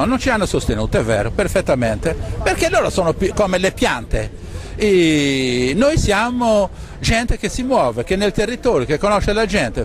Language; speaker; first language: Italian; non-native, local second language; Sardinian